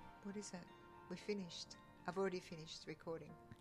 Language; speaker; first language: English; non-native, fluent; Turkish